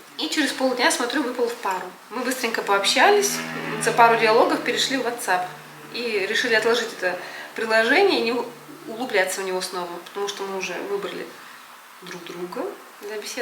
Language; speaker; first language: Russian; native; Russian